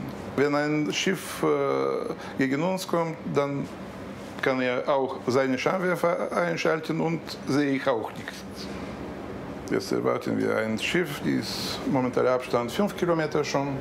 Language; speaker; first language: German; non-native, learner; Bulgarian